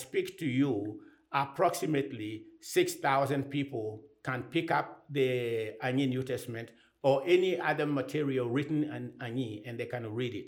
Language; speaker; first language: English; non-native, fluent; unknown